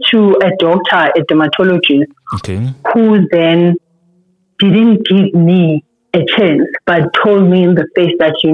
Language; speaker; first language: English; non-native, local second language; Xhosa